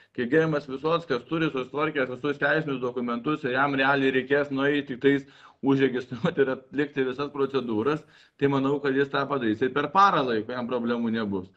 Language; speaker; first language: Lithuanian; native; Lithuanian